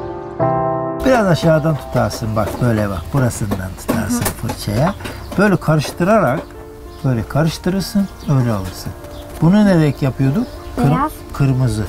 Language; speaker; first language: Turkish; native; Turkish